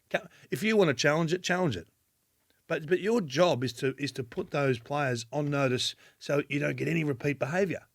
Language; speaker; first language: English; native; English